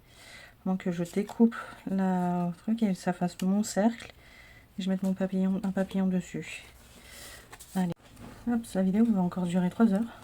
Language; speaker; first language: French; native; French